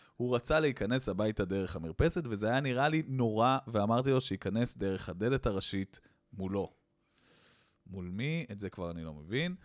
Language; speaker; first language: Hebrew; native; Hebrew